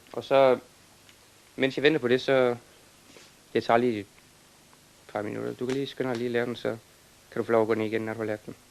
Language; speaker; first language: Danish; native; Danish